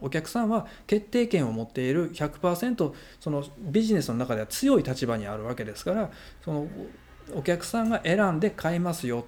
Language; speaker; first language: Japanese; native; Japanese